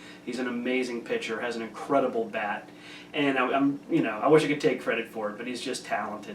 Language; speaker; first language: English; native; English